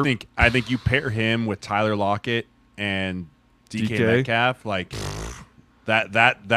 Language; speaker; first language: English; native; English